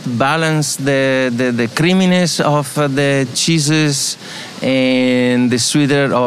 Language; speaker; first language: English; non-native, learner; Italian